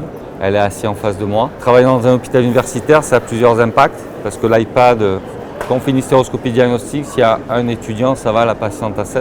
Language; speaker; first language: French; native; French